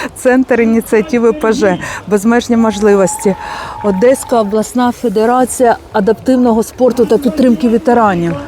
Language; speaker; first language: Ukrainian; non-native, local second language; Russian